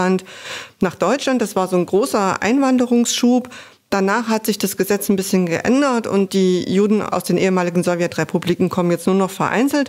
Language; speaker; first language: German; native; German